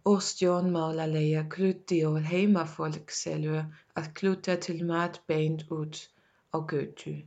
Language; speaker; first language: Icelandic; non-native, learner; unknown